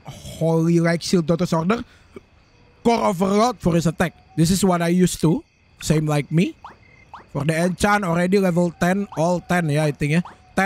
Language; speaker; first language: English; non-native, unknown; Indonesian